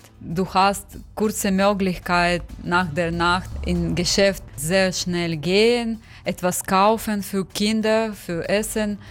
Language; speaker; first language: German; non-native, learner; Ukrainian